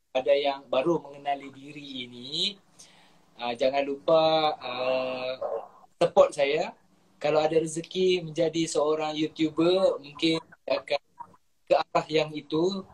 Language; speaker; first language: Malay; native; Malay